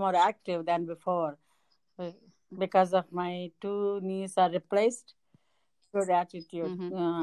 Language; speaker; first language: English; non-native, local second language; Telugu